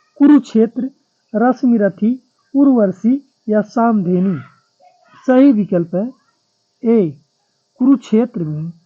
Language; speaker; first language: Hindi; native; Hindi